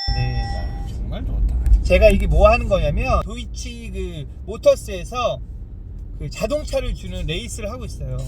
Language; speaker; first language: Korean; native; Korean